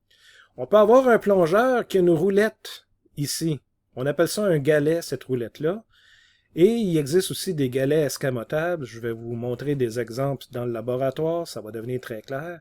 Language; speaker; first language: French; native; French